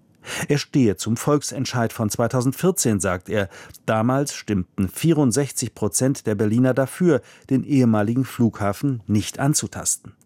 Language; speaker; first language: German; native; German